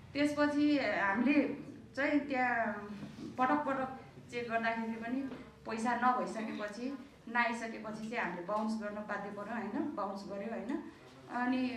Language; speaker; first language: Nepali; non-native, local second language; Eastern Tamang